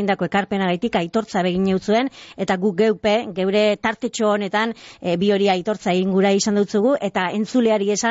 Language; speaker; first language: Basque; native; Basque